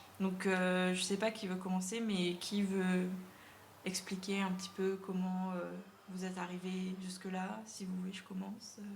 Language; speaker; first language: French; native; French